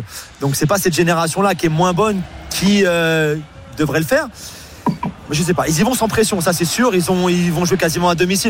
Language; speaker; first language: French; non-native, fluent; English